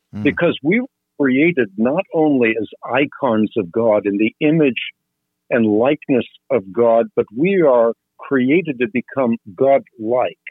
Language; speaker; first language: English; non-native, fluent; Dutch